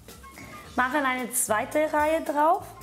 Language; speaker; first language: German; non-native, fluent; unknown